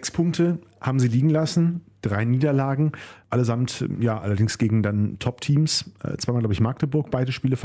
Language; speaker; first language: German; native; German